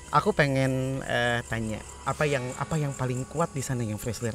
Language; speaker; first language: Indonesian; native; Indonesian